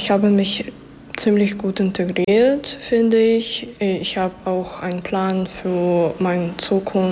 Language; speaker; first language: German; non-native, fluent; Ukrainian